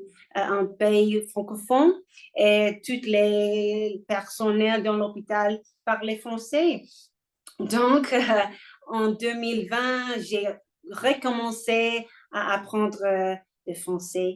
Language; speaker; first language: French; non-native, learner; English